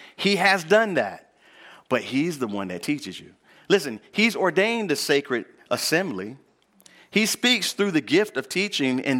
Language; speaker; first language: English; native; English